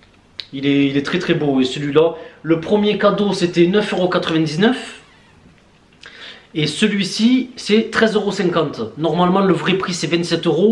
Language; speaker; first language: French; native; French